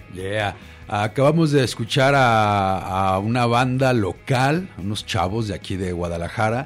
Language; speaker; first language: Spanish; native; Spanish